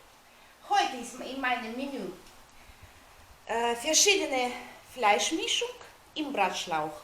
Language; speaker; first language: German; non-native, fluent; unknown